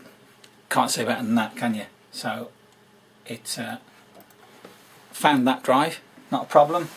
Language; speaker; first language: English; native; English